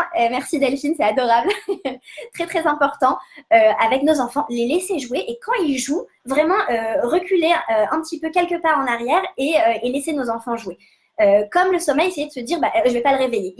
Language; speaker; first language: French; native; French